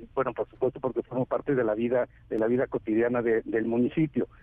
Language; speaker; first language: Spanish; native; Spanish